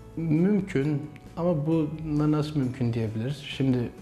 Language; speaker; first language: Turkish; native; Turkish